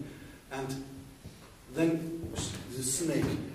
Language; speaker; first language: English; non-native, learner; German